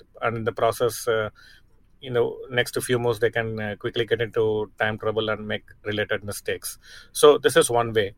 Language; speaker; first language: English; non-native, local second language; Tamil